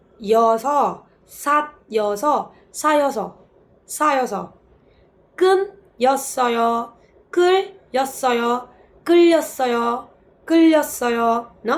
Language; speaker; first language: Korean; non-native, fluent; Burmese